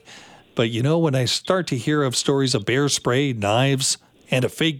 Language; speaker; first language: English; native; English